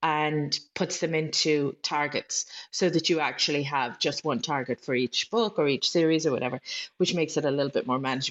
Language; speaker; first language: English; native; English